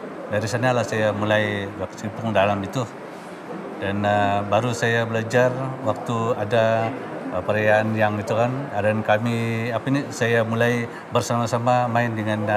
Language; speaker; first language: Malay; non-native, local second language; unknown